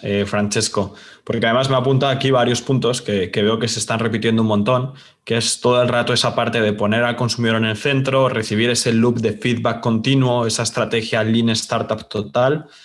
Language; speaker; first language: Spanish; native; Spanish